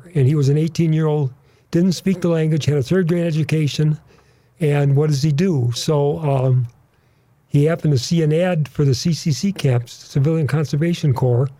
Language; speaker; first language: English; native; English